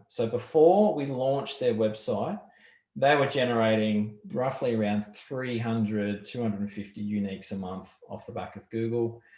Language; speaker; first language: English; native; English